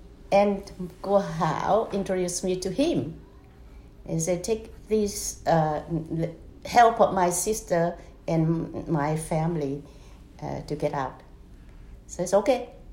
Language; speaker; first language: English; non-native, fluent; Vietnamese